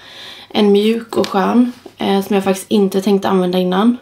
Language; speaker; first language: Swedish; native; Swedish